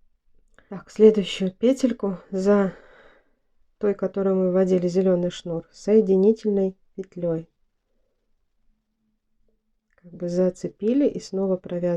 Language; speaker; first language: Russian; native; Russian